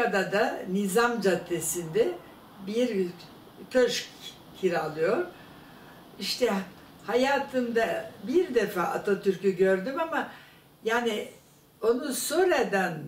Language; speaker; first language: Turkish; non-native, fluent; German